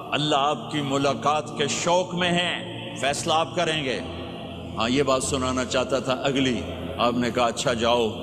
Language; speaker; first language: Urdu; non-native, local second language; Punjabi